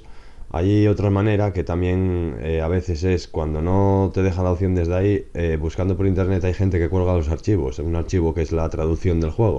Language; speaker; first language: Spanish; native; Spanish